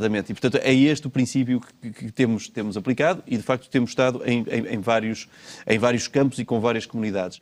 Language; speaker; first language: Portuguese; native; Portuguese